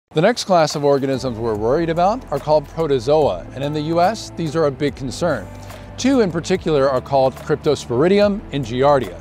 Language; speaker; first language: English; native; English